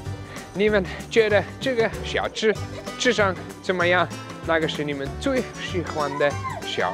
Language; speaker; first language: Chinese; non-native, fluent; German